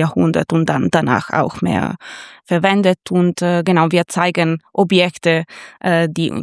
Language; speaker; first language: German; non-native, fluent; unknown